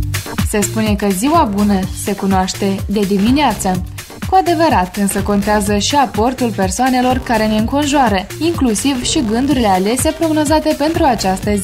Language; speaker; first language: Romanian; native; Romanian